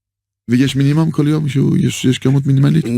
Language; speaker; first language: Hebrew; non-native, fluent; French